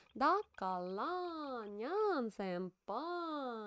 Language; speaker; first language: Japanese; non-native, learner; Russian